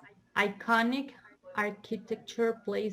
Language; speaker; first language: English; non-native, learner; Spanish